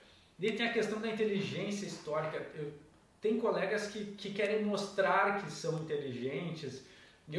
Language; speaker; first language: Portuguese; native; Portuguese